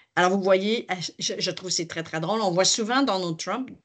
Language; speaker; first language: French; native; French